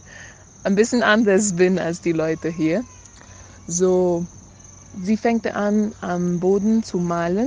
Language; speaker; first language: German; non-native, learner; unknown